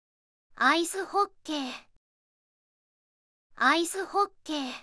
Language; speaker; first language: Japanese; native; Japanese